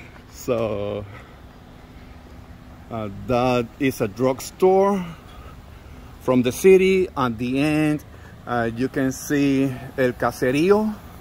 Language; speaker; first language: English; non-native, local second language; Spanish